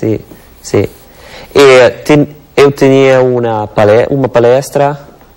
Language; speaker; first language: Portuguese; non-native, learner; Italian